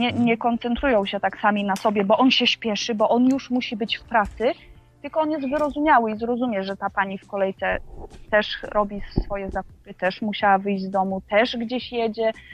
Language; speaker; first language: Polish; native; Polish